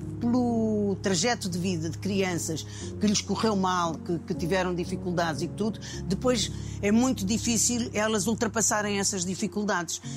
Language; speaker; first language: Portuguese; native; Portuguese